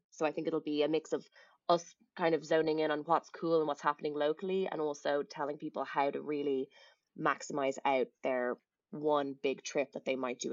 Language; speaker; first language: English; native; English